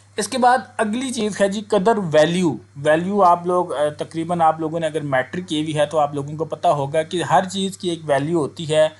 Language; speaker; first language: Urdu; non-native, local second language; Punjabi